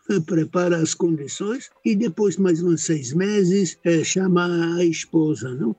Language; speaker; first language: Portuguese; non-native, fluent; Czech